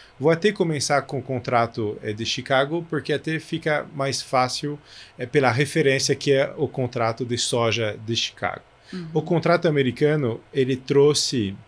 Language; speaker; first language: Portuguese; non-native, fluent; French